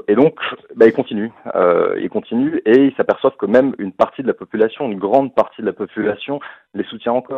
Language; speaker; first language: French; native; French